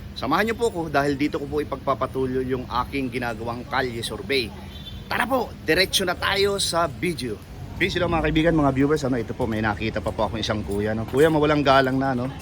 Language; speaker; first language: Filipino; native; Filipino